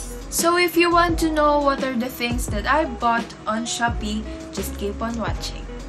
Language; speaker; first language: English; non-native, local second language; Filipino